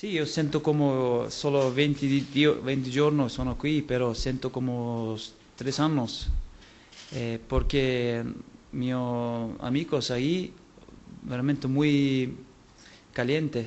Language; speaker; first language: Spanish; non-native, learner; Turkish